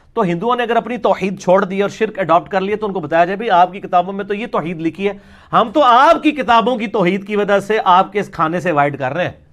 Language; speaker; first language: Urdu; non-native, local second language; Punjabi